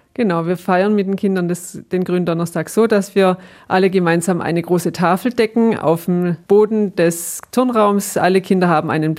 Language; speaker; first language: German; native; German